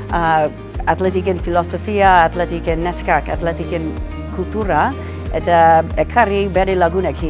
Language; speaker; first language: Basque; early bilingual, heritage; English